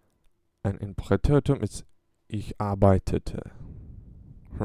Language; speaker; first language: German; non-native, learner; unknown